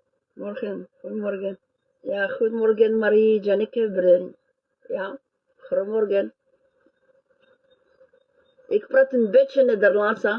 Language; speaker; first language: Dutch; non-native, learner; French